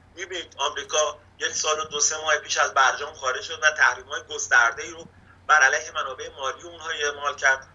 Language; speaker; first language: Persian; native; Persian